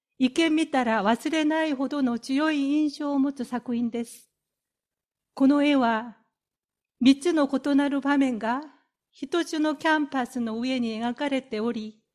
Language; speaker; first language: Japanese; non-native, fluent; Korean